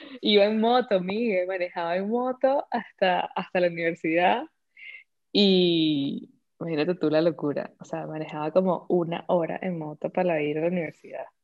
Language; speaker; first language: Spanish; native; Spanish